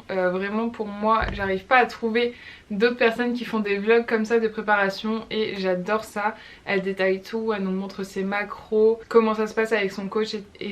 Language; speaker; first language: French; native; French